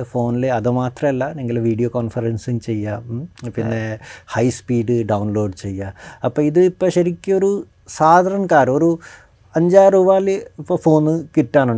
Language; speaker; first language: Malayalam; non-native, fluent; Bangla